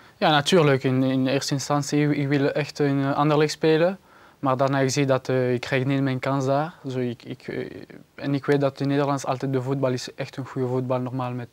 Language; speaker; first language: Dutch; non-native, learner; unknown